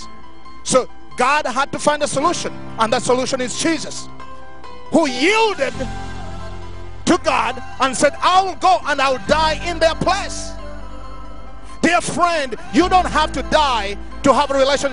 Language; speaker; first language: English; non-native, local second language; Ganda